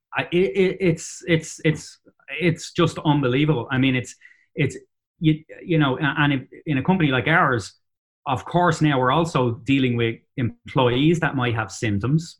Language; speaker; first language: English; native; English